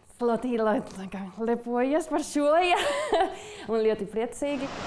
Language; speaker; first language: Latvian; non-native, learner; Spanish